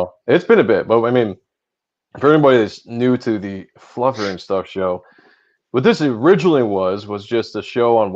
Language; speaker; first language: English; native; English